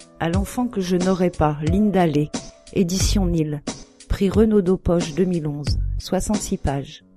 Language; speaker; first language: French; native; French